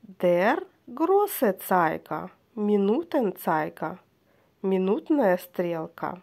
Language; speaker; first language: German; non-native, fluent; Russian